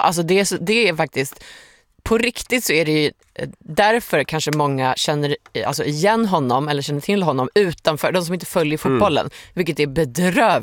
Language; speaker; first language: Swedish; native; Swedish